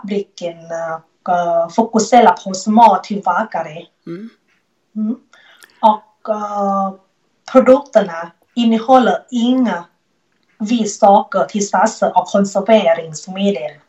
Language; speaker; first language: Swedish; non-native, learner; Thai